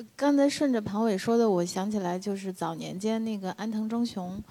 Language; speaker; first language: Chinese; native; Chinese